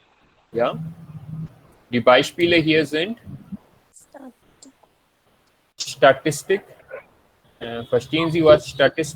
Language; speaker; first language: German; non-native, fluent; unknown